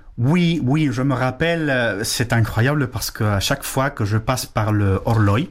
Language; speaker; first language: French; non-native, fluent; Spanish